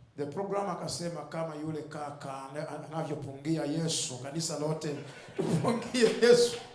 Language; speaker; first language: Swahili; non-native, fluent; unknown